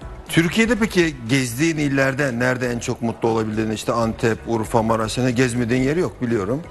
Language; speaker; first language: Turkish; native; Turkish